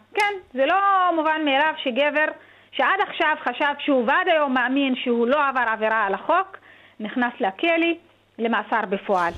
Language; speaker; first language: Hebrew; non-native, local second language; Arabic